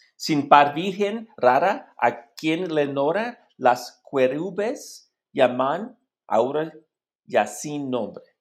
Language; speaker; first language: Spanish; non-native, learner; English